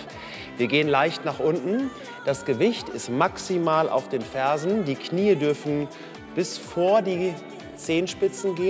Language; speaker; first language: German; native; German